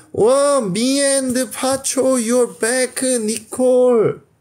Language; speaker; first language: English; non-native, local second language; Korean